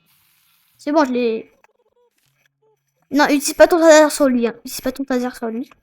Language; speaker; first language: French; native; French